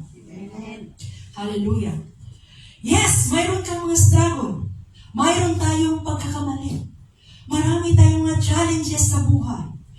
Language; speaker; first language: Filipino; non-native, local second language; Cebuano